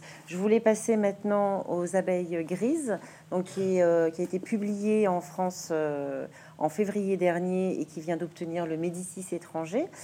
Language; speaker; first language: French; native; French